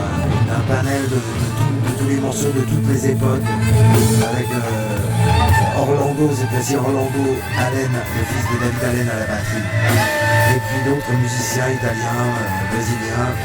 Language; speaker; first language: French; native; French